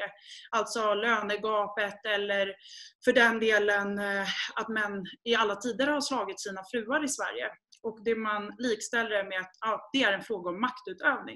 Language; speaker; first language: Swedish; native; Swedish